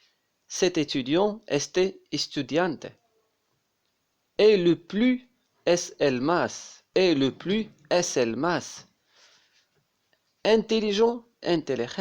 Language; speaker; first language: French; non-native, local second language; Arabic